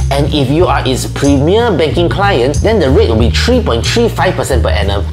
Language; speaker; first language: English; native; English